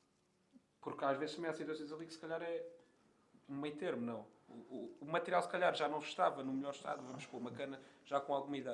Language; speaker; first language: Portuguese; native; Portuguese